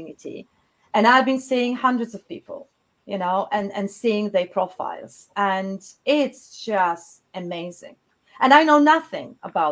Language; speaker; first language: English; non-native, fluent; Polish